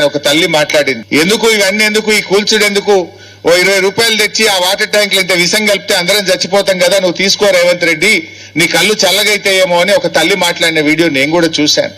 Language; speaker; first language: Telugu; native; Telugu